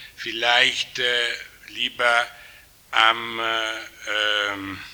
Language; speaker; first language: German; non-native, learner; Italian